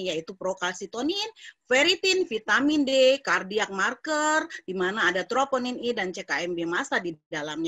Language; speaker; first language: Indonesian; native; Indonesian